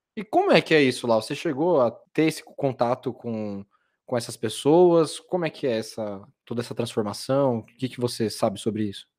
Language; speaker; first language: Portuguese; native; Portuguese